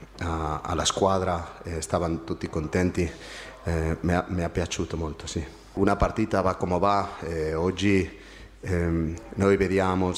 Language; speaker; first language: Italian; non-native, fluent; Spanish